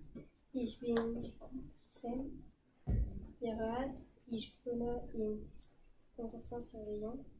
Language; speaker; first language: German; non-native, learner; French